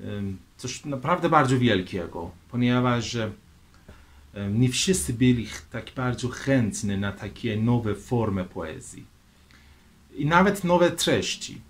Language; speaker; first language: Polish; non-native, fluent; Persian